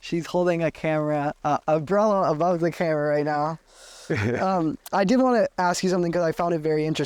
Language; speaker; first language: English; native; English